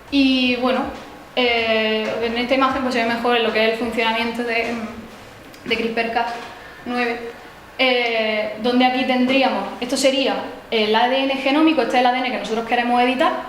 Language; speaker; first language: Spanish; native; Spanish